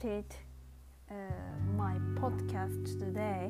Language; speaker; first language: English; non-native, learner; Japanese